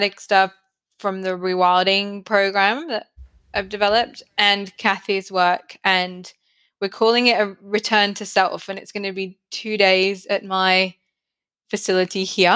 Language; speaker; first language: English; native; English